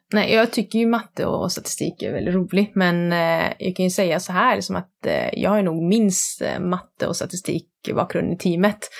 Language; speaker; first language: Swedish; early bilingual, other home language; Vietnamese